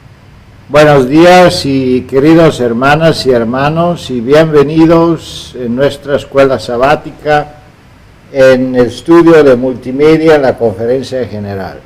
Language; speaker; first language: Spanish; non-native, fluent; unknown